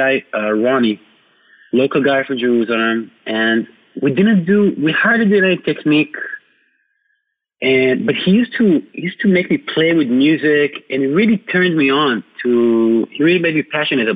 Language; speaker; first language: English; non-native, fluent; Hebrew